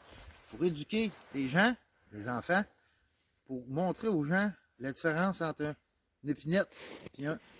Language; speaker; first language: French; native; French